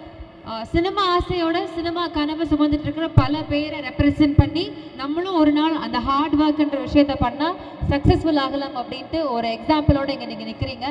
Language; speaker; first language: Tamil; native; Tamil